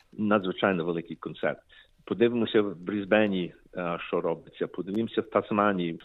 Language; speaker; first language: Ukrainian; early bilingual, heritage; Ukrainian